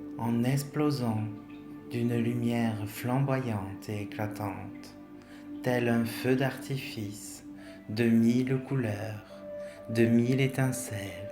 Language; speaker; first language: French; native; French